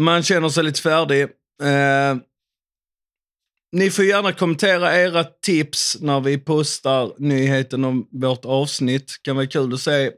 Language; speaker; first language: Swedish; native; Swedish